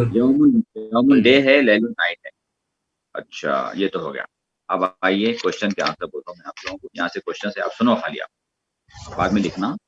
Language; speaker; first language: Urdu; native; Urdu